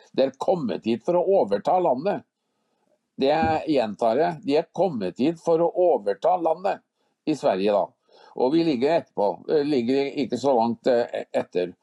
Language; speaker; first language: Norwegian; native; Norwegian